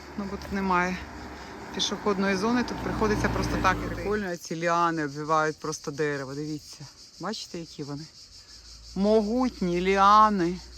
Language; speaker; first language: Ukrainian; non-native, local second language; Russian